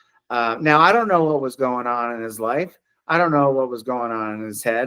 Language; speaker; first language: English; native; English